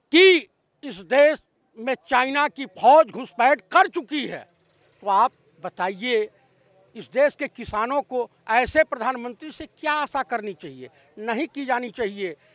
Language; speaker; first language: Hindi; native; Hindi